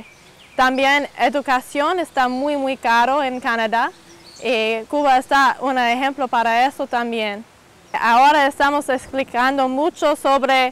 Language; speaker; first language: Spanish; non-native, learner; English